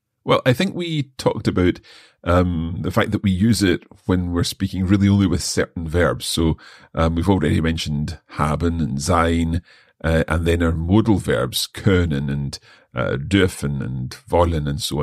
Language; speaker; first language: English; native; English